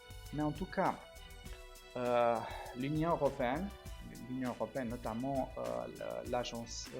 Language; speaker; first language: French; non-native, fluent; Romanian